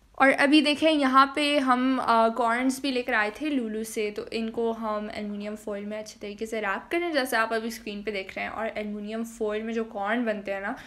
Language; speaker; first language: Urdu; native; Urdu